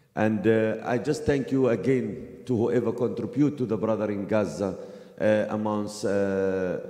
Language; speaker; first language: English; non-native, fluent; Arabic